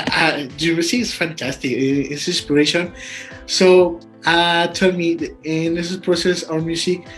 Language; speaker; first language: English; non-native, learner; Spanish